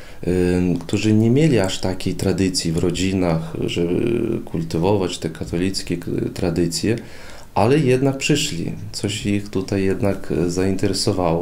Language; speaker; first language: Polish; non-native, fluent; Russian